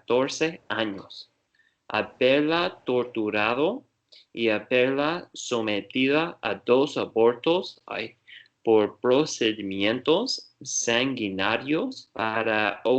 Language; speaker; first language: Spanish; non-native, learner; English